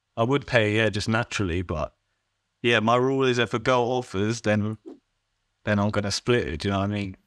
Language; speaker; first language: English; native; English